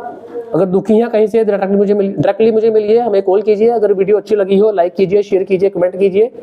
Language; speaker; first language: Hindi; native; Hindi